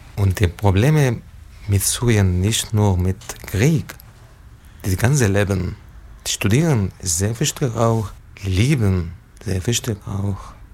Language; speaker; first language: German; non-native, learner; Arabic